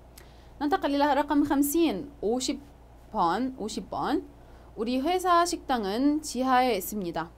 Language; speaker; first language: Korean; non-native, fluent; Arabic